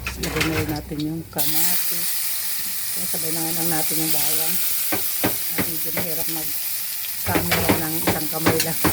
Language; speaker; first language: Filipino; non-native, local second language; Hiligaynon